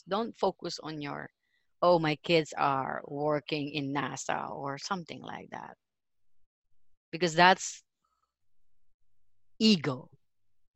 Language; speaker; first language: English; non-native, local second language; Filipino